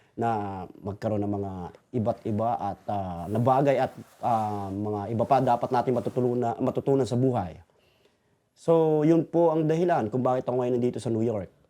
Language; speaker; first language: Filipino; native; Filipino